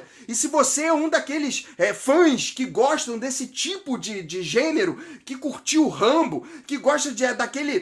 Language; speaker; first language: Portuguese; native; Portuguese